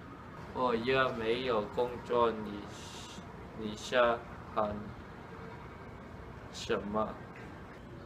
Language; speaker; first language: Chinese; non-native, learner; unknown